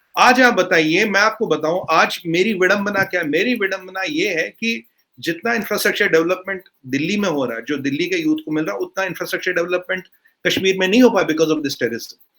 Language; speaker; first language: Hindi; non-native, local second language; Kashmiri